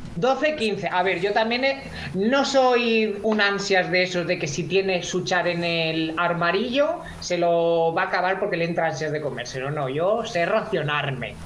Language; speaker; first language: Spanish; native; Spanish